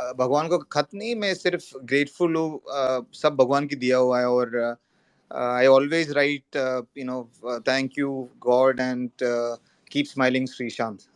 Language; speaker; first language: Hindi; non-native, local second language; Malayalam